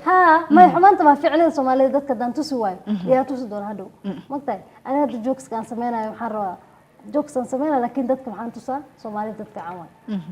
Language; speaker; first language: Somali; early bilingual, heritage; Somali